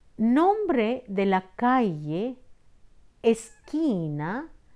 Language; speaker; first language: Spanish; non-native, fluent; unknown